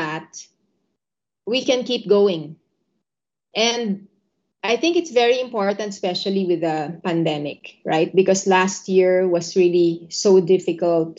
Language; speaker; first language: English; non-native, local second language; Filipino